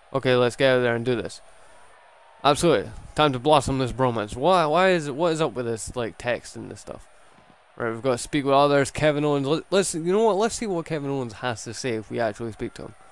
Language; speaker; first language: English; native; English